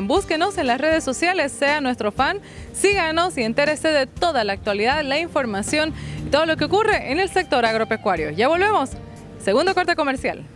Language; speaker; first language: Spanish; native; Spanish